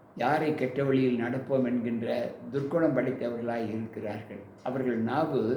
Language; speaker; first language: Tamil; native; Tamil